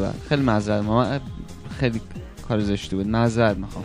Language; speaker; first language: Persian; native; Persian